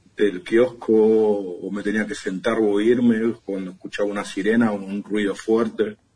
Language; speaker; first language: Spanish; native; Spanish